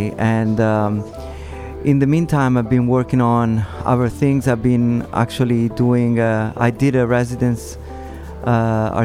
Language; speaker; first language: English; non-native, fluent; Italian